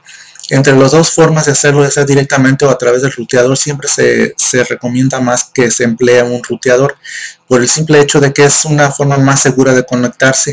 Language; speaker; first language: Spanish; native; Spanish